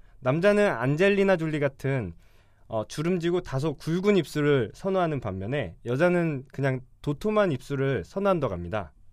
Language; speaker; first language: Korean; native; Korean